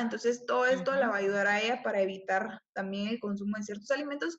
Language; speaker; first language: Spanish; native; Spanish